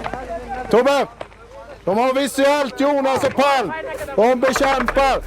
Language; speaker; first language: Swedish; native; Swedish